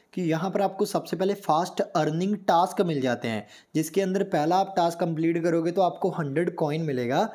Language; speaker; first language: Hindi; native; Hindi